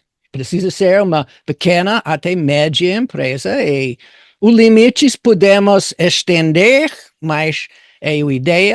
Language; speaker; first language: Portuguese; non-native, fluent; English